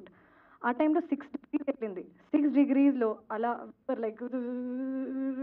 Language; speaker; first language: Telugu; non-native, local second language; Hindi